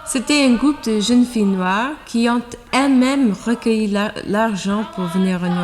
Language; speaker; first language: French; non-native, learner; English